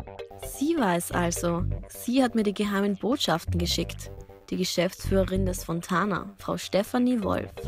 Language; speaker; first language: German; native; German